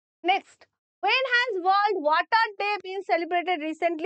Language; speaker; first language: English; non-native, local second language; Bangla